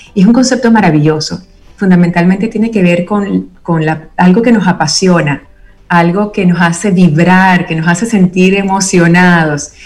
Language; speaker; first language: Spanish; native; Spanish